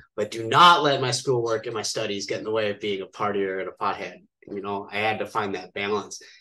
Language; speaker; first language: English; native; English